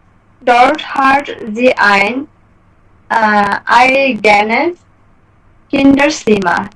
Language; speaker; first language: German; non-native, learner; Bangla